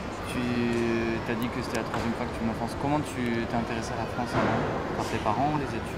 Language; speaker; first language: French; native; French